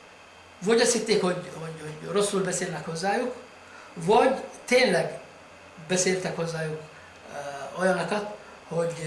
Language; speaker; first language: Hungarian; non-native, fluent; Arabic